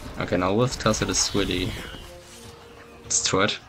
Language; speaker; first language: English; non-native, fluent; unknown